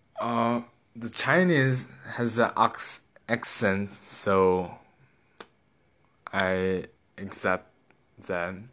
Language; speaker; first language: English; non-native, learner; Korean